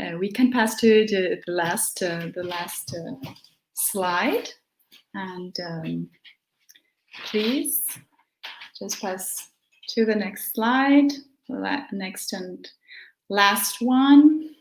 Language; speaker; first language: English; non-native, fluent; Portuguese